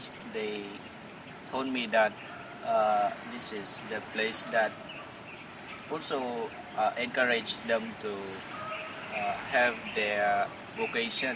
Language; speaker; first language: English; non-native, fluent; Vietnamese